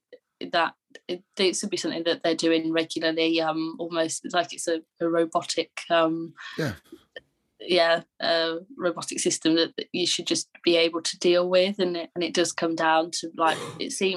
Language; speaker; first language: English; native; English